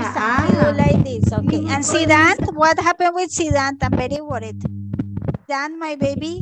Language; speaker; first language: English; non-native, fluent; Spanish